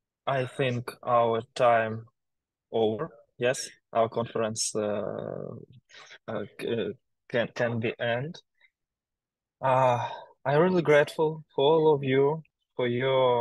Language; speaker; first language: English; non-native, learner; Ukrainian